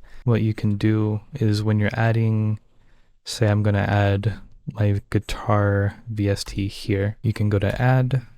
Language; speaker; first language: English; native; English